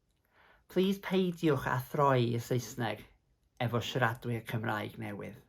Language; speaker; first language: Welsh; non-native, fluent; English